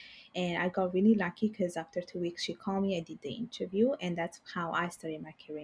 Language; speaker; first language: English; non-native, fluent; Bangla